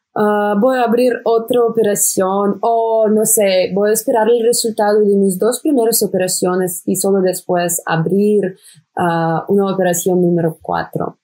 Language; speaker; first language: Spanish; non-native, fluent; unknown